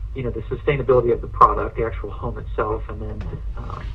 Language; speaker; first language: English; native; English